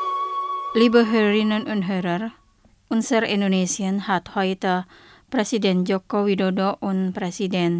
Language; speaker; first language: German; non-native, fluent; Indonesian